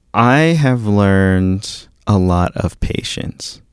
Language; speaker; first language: English; early bilingual, other home language; Filipino